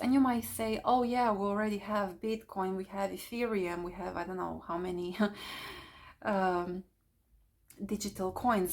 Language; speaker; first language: English; non-native, fluent; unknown